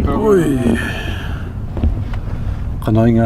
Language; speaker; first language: Danish; non-native, local second language; Kalaallisut